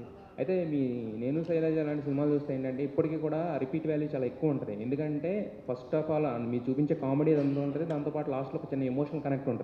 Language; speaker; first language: Telugu; native; Telugu